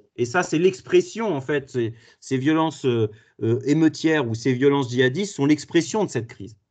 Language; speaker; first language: French; native; French